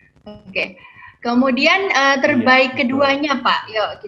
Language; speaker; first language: Indonesian; native; Indonesian